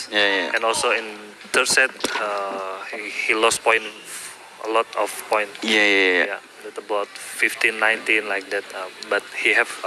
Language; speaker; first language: English; non-native, learner; Indonesian